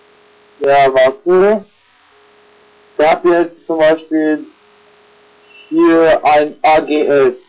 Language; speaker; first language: German; non-native, local second language; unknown